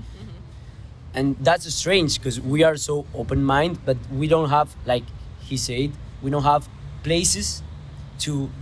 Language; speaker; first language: English; non-native, learner; Spanish